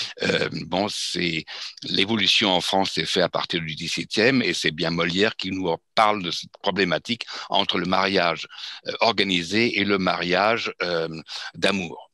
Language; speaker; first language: French; non-native, fluent; German